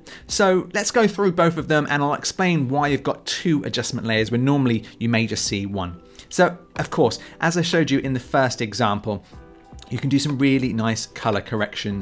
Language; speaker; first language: English; native; English